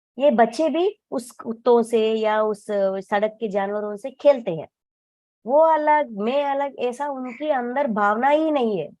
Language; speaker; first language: Hindi; non-native, local second language; Telugu